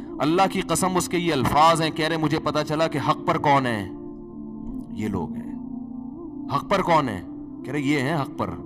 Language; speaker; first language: Urdu; native; Urdu